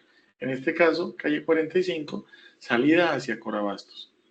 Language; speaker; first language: Spanish; native; Spanish